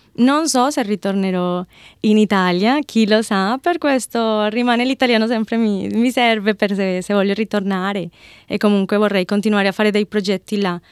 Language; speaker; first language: Italian; non-native, fluent; Spanish